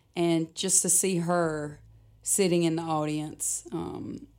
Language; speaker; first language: English; native; English